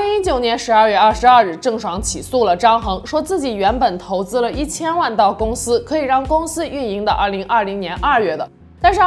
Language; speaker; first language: Chinese; native; Chinese